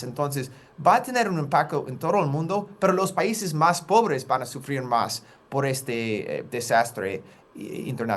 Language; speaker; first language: Spanish; non-native, fluent; English